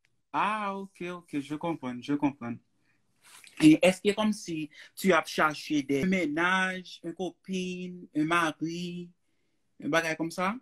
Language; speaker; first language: French; non-native, learner; Haitian Creole